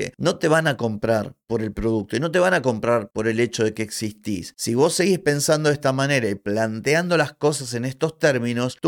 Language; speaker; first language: Spanish; native; Spanish